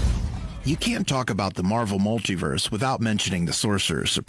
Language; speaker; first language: English; native; English